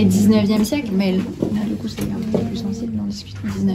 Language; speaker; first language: French; native; French